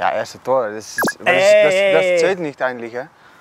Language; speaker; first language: German; non-native, learner; Dutch